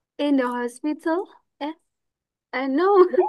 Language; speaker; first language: English; non-native, learner; Indonesian